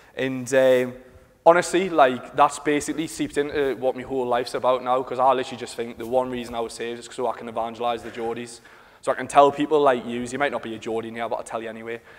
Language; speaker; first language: English; native; English